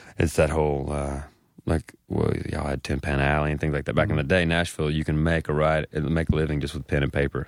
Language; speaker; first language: English; native; English